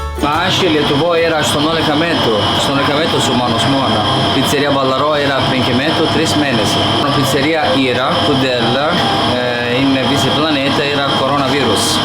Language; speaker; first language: Lithuanian; non-native, learner; Italian